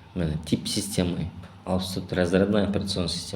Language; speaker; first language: Russian; non-native, local second language; Kazakh